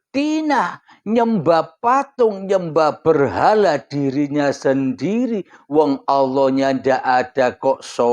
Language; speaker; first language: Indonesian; non-native, local second language; Javanese